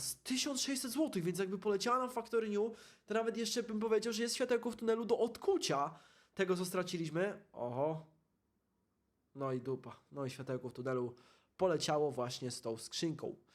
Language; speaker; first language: Polish; native; Polish